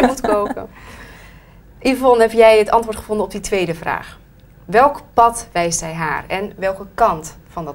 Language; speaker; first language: Dutch; native; Dutch